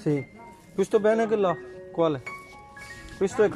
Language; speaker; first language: Italian; non-native, learner; Punjabi